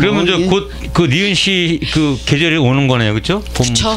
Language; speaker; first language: Korean; native; Korean